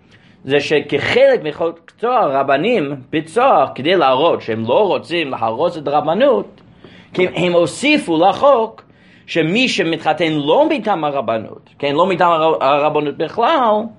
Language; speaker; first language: Hebrew; non-native, fluent; English